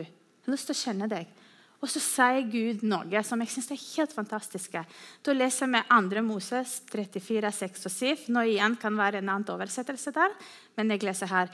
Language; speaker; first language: Norwegian; non-native, fluent; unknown